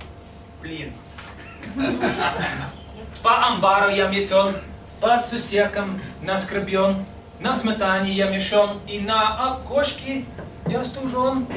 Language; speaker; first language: Russian; non-native, fluent; English